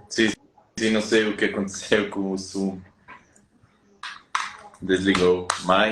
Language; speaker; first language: Portuguese; non-native, fluent; Spanish